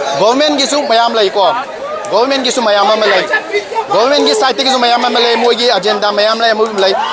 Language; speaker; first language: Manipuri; native; Manipuri